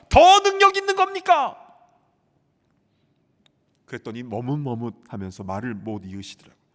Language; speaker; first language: Korean; native; Korean